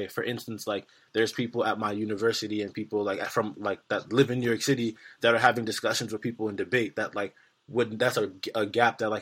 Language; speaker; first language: English; native; English